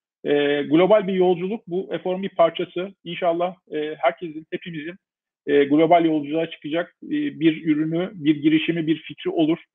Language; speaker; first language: Turkish; native; Turkish